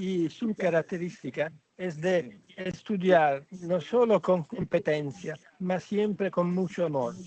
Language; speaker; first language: Spanish; non-native, fluent; Italian